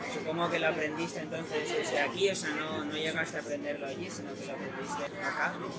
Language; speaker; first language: Spanish; native; Spanish